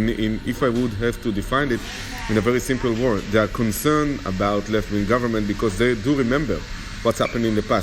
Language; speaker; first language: English; non-native, fluent; Hebrew